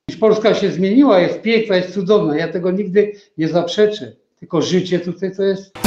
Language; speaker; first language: Polish; native; Polish